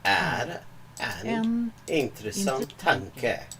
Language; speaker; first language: Swedish; non-native, learner; English